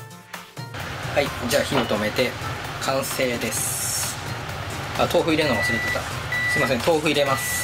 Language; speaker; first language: Japanese; native; Japanese